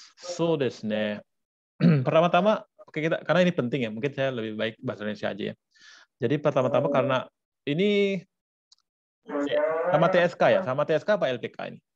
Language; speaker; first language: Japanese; non-native, fluent; Balinese